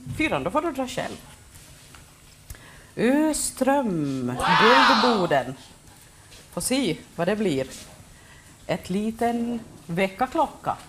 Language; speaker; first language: Swedish; native; Swedish